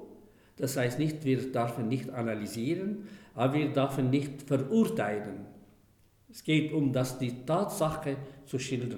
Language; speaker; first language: German; non-native, fluent; Arabic